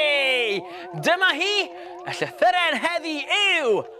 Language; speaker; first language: Welsh; native; Welsh